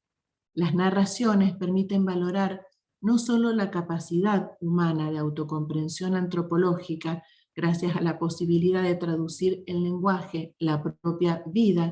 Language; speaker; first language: Spanish; native; Spanish